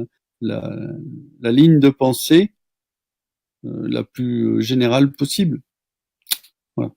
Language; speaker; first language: French; native; French